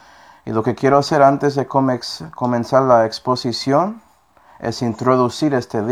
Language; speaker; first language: Spanish; non-native, fluent; English